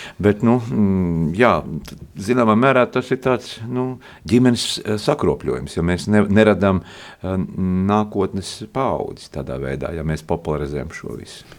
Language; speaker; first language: Latvian; native; Latvian